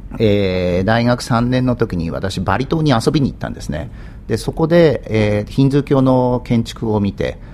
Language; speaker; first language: Japanese; native; Japanese